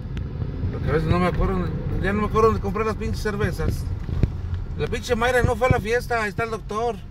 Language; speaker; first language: Spanish; native; Spanish